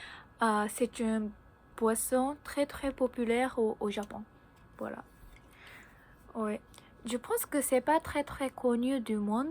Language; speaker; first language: French; non-native, learner; Japanese